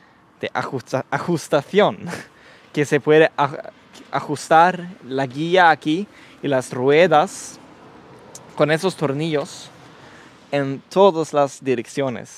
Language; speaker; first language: Spanish; non-native, learner; Swedish